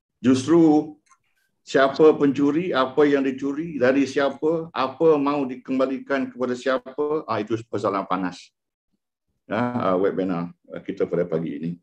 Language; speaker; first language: Malay; non-native, local second language; Iban